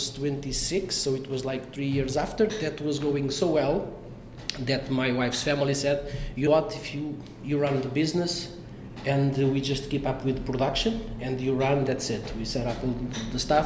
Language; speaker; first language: English; non-native, fluent; Portuguese